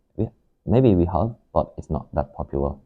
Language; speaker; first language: English; non-native, learner; Japanese